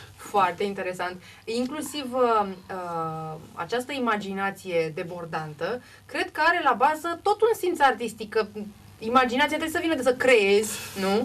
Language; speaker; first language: Romanian; native; Romanian